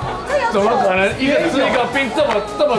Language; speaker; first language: Chinese; native; Chinese